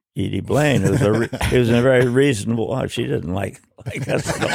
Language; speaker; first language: English; native; English